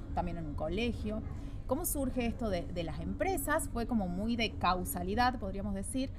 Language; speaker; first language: Spanish; native; Spanish